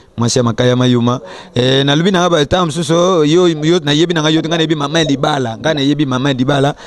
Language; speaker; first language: Lingala; non-native, local second language; Kongo